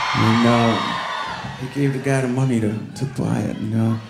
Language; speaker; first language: English; native; English